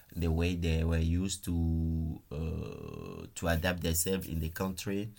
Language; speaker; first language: English; non-native, fluent; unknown